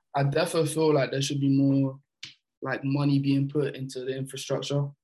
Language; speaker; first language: English; early bilingual, other home language; French